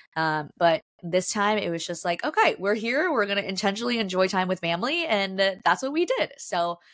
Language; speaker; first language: English; native; English